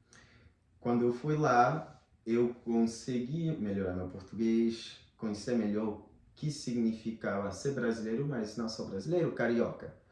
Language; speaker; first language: Portuguese; non-native, fluent; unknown